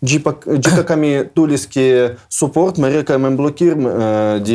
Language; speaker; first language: Indonesian; non-native, learner; Russian